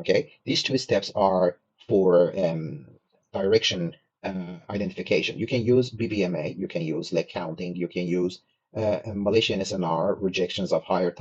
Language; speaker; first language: English; non-native, fluent; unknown